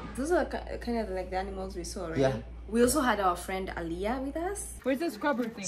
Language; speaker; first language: English; non-native, local second language; Kikuyu